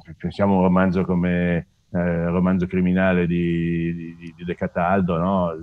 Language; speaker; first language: Italian; native; Italian